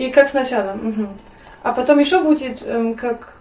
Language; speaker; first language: Russian; non-native, learner; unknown